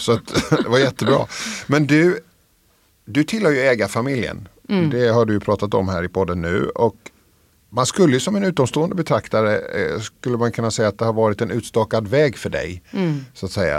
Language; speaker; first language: Swedish; native; Swedish